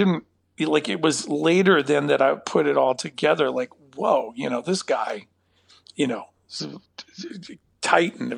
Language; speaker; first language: English; native; English